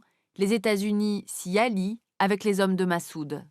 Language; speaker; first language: French; native; French